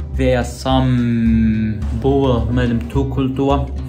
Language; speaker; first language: Danish; non-native, learner; Arabic